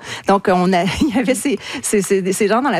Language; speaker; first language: French; native; French